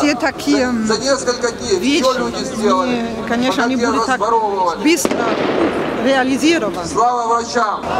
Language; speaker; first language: Russian; non-native, learner; German